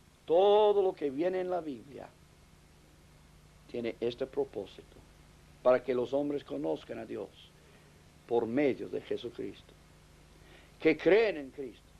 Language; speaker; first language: Spanish; non-native, fluent; English